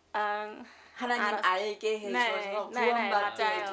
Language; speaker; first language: Korean; native; Korean